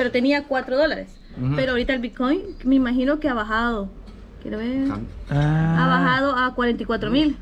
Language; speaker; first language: Spanish; native; Spanish